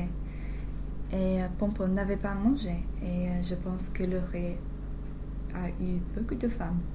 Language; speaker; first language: French; non-native, learner; English